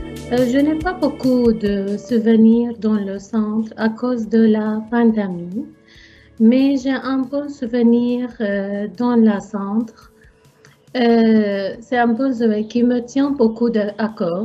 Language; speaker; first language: French; non-native, learner; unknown